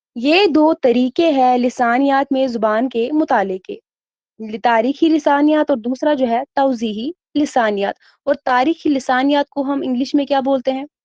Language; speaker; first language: Urdu; non-native, local second language; Kashmiri